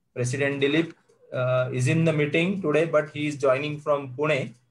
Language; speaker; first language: English; non-native, local second language; Marathi